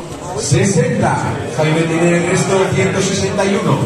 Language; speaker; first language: Spanish; native; Spanish